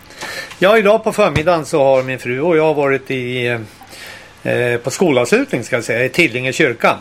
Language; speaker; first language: Swedish; native; Swedish